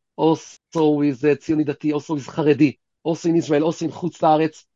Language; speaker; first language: English; early bilingual, heritage; Hebrew